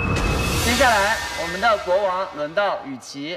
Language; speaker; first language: Chinese; native; Chinese